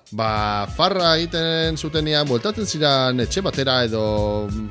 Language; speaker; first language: Basque; early bilingual, heritage; Basque